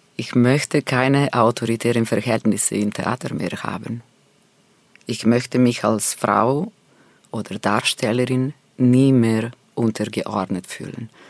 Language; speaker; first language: German; non-native, fluent; Serbian